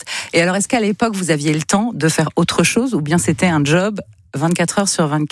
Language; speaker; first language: French; native; French